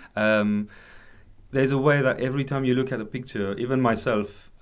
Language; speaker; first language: English; non-native, fluent; French